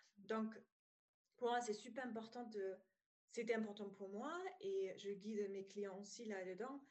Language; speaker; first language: French; non-native, fluent; German